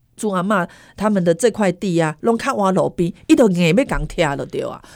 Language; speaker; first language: Chinese; native; Chinese